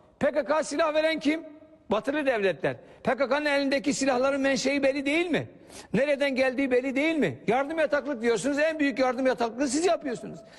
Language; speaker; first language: Turkish; non-native, local second language; Kurdish